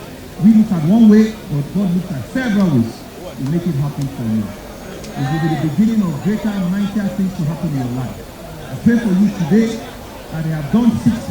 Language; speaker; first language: English; non-native, local second language; Yoruba